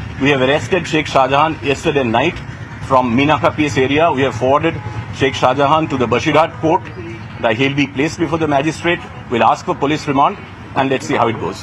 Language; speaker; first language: English; non-native, local second language; Bangla